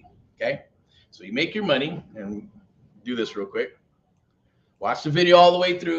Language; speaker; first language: English; native; English